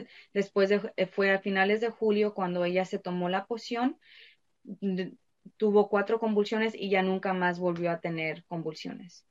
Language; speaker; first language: Spanish; early bilingual, heritage; Spanish